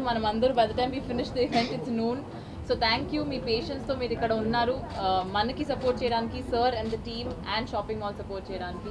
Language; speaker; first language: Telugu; non-native, fluent; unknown